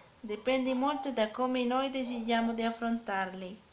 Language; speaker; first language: Italian; non-native, learner; Spanish